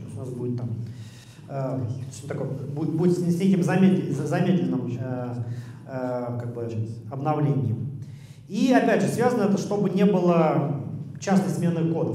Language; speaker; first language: Russian; native; Russian